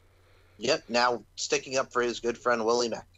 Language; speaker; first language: English; native; English